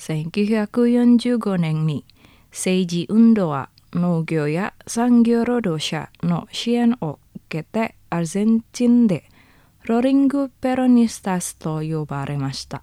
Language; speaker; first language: Japanese; non-native, learner; Indonesian